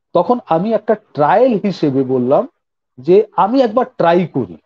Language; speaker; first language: Bangla; non-native, local second language; Hindi